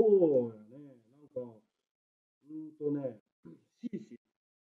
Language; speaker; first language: Japanese; native; Japanese